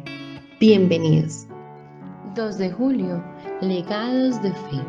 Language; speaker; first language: Spanish; native; Spanish